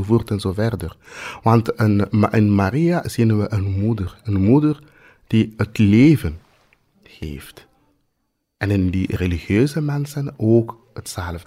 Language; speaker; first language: Dutch; non-native, fluent; Swahili